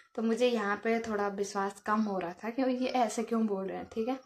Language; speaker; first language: Hindi; native; Hindi